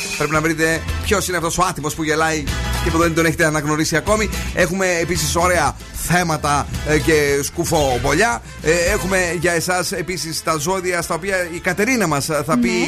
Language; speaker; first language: Greek; native; Greek